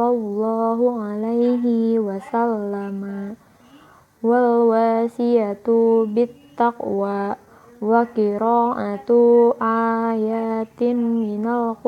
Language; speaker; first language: Arabic; non-native, learner; Indonesian